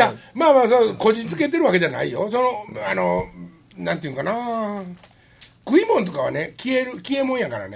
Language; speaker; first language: Japanese; native; Japanese